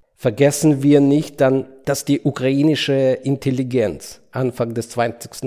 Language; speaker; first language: German; non-native, fluent; Ukrainian